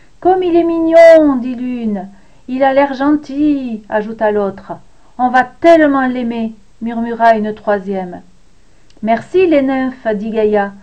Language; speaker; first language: French; native; French